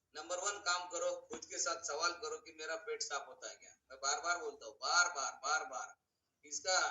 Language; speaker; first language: Hindi; non-native, local second language; Marathi